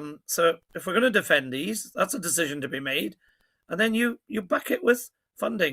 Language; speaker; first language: English; native; English